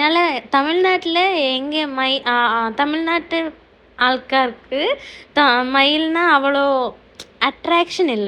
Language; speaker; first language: Tamil; non-native, learner; Malayalam